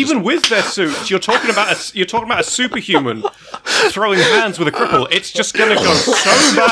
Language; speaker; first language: English; native; English